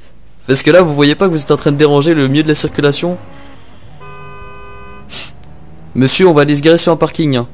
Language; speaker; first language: French; native; French